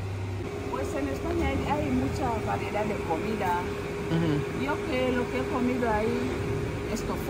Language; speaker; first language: Spanish; non-native, fluent; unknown